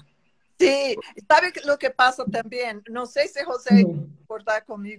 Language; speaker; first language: Spanish; non-native, fluent; Portuguese